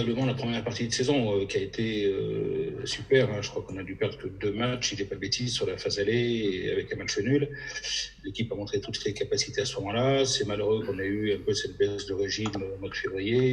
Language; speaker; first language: French; native; French